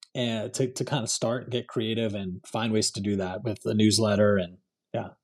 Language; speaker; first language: English; non-native, local second language; Cantonese